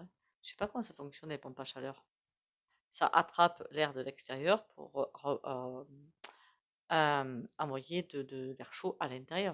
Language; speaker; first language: French; native; French